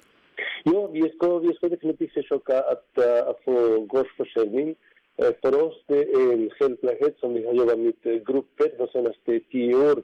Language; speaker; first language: Swedish; non-native, fluent; Spanish